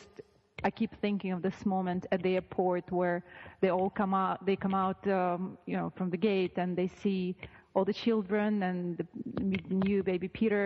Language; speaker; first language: English; non-native, fluent; Russian